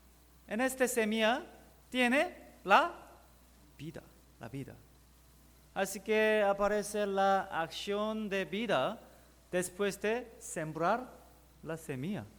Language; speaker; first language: Spanish; non-native, learner; Korean